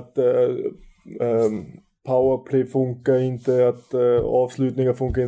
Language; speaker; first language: Swedish; non-native, fluent; German